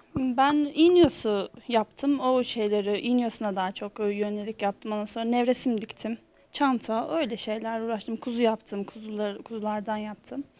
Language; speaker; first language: Turkish; native; Turkish